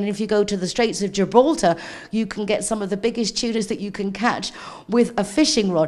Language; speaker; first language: English; native; English